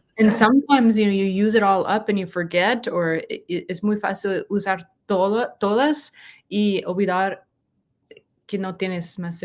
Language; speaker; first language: Spanish; non-native, learner; English